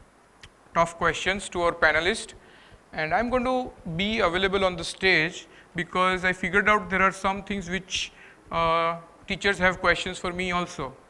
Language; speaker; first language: English; non-native, local second language; Gujarati